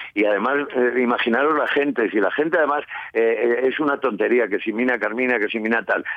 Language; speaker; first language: Spanish; native; Spanish